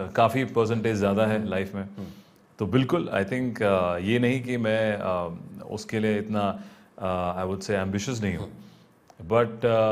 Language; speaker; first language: Hindi; native; Hindi